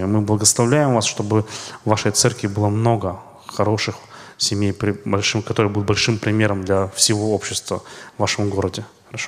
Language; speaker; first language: Russian; native; Russian